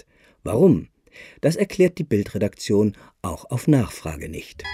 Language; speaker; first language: German; native; German